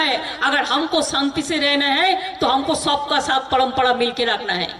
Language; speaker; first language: Hindi; non-native, local second language; Bangla